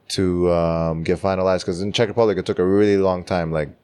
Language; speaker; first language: English; early bilingual, other home language; Czech